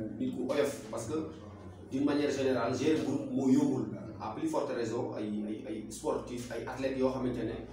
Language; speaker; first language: Wolof; non-native, local second language; Serer